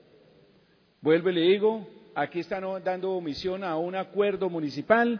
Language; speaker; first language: Spanish; native; Spanish